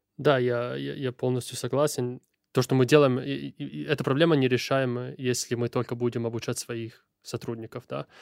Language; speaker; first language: Russian; non-native, fluent; Italian